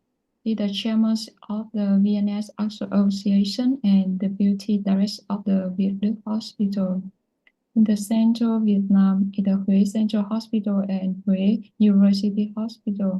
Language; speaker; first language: English; non-native, learner; Vietnamese